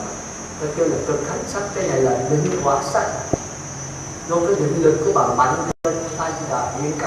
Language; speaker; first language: Vietnamese; native; Vietnamese